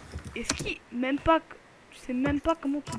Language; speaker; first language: French; native; French